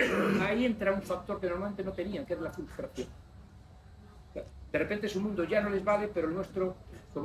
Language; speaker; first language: Spanish; native; Spanish